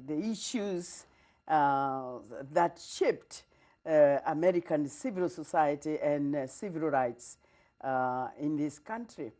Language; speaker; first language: English; non-native, local second language; Kikuyu